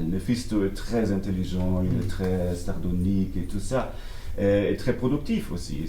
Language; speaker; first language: French; non-native, learner; German